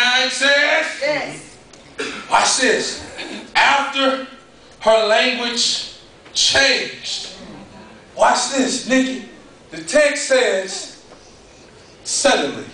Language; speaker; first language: English; native; English